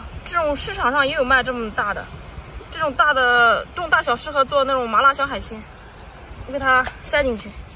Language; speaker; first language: Chinese; native; Chinese